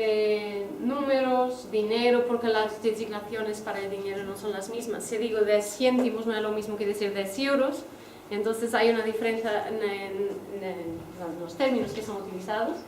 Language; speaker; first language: Spanish; non-native, fluent; Portuguese